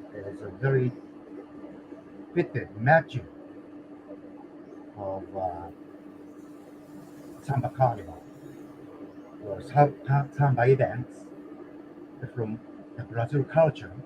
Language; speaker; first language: English; non-native, learner; Japanese